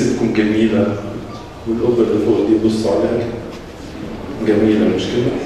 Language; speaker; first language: Arabic; native; Arabic